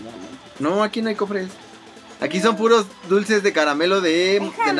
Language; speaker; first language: Spanish; native; Spanish